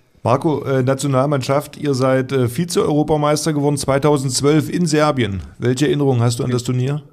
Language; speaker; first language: German; native; German